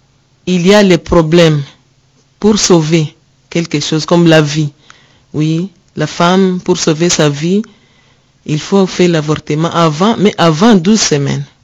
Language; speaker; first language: French; non-native, learner; Rundi